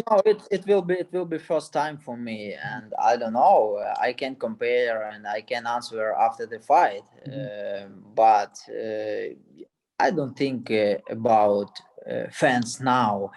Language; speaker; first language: English; non-native, learner; Russian